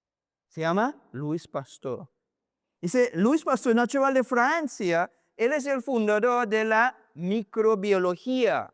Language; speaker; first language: Spanish; non-native, learner; English